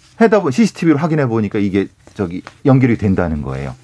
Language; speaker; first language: Korean; native; Korean